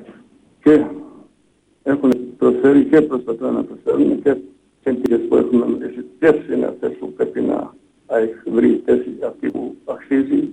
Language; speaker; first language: Greek; non-native, fluent; Bosnian